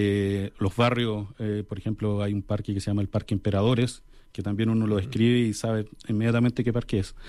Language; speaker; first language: Spanish; native; Spanish